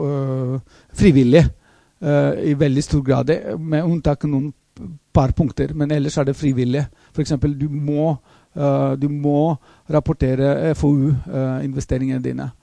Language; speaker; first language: Norwegian; non-native, fluent; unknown